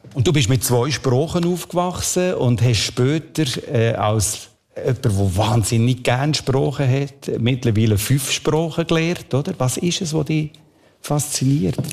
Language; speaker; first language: German; native; German